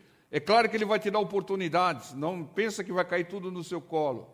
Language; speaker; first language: Portuguese; native; Portuguese